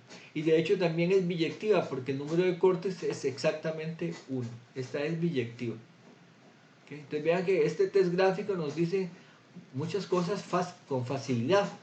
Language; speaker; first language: Spanish; native; Spanish